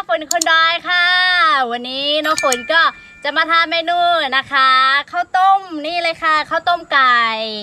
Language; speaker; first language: Thai; non-native, local second language; Lahu